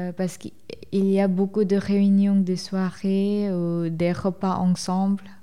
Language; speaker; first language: French; non-native, fluent; Korean